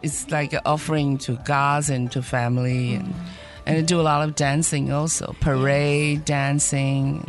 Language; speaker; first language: English; non-native, fluent; Chinese